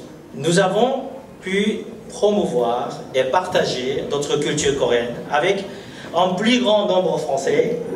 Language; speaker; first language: French; non-native, fluent; Korean